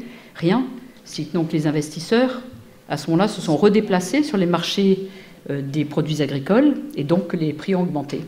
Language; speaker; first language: French; native; French